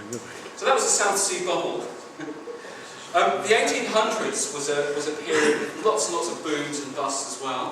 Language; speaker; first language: English; native; English